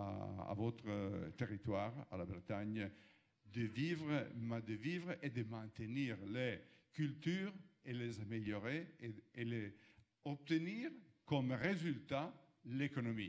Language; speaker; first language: French; non-native, fluent; Italian